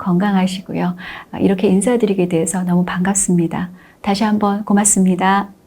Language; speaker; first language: Korean; native; Korean